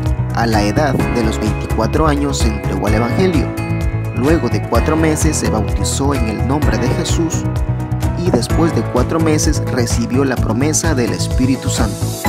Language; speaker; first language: Spanish; native; Spanish